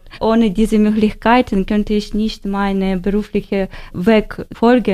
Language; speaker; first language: German; non-native, learner; Ukrainian